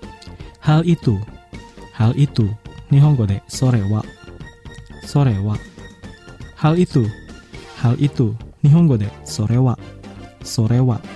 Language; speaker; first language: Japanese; non-native, fluent; Indonesian